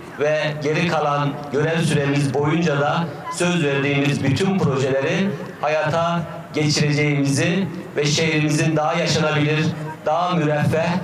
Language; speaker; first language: Turkish; native; Turkish